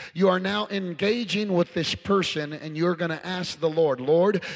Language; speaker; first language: English; early bilingual, other home language; Spanish